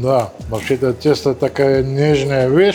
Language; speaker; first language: Russian; non-native, learner; Georgian